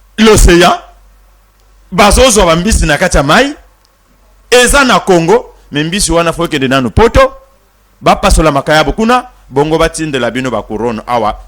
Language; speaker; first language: Lingala; non-native, local second language; Kongo